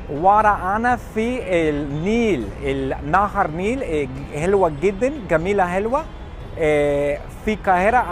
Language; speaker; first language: Arabic; non-native, learner; English